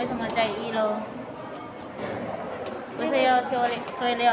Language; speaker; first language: Chinese; non-native, learner; Indonesian